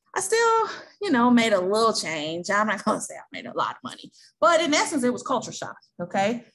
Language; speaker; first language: English; native; English